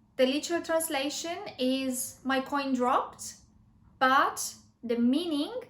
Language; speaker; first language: English; non-native, fluent; Romanian